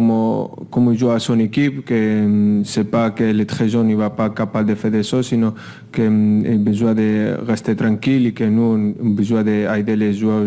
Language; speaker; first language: French; non-native, fluent; Spanish